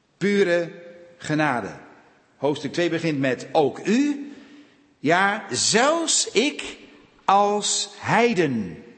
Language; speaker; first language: Dutch; native; Dutch